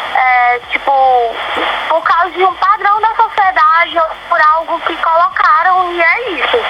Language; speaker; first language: Portuguese; native; Portuguese